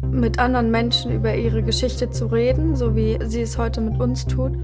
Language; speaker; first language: German; native; German